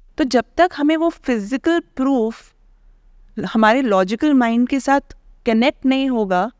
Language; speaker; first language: Hindi; native; Hindi